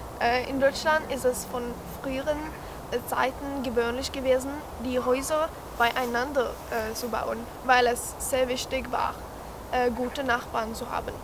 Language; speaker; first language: German; non-native, learner; Norwegian